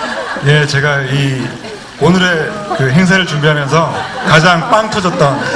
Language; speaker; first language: Korean; native; Korean